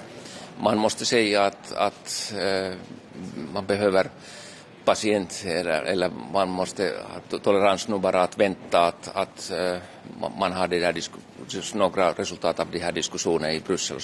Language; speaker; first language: Swedish; non-native, local second language; Finnish